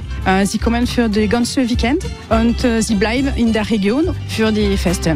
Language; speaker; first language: German; non-native, learner; French